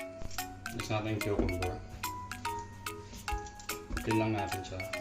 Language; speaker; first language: Filipino; native; Filipino